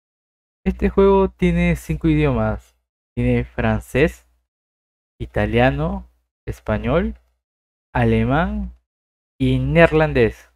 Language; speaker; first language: Spanish; native; Spanish